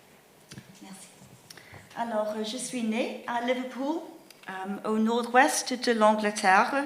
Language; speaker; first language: French; non-native, fluent; English